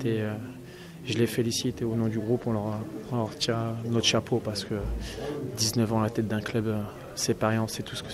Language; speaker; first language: French; native; French